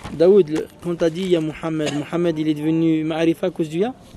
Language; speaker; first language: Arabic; non-native, fluent; French